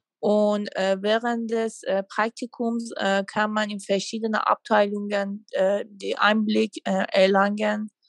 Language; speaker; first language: German; non-native, fluent; Persian